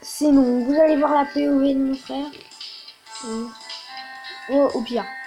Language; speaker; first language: French; native; French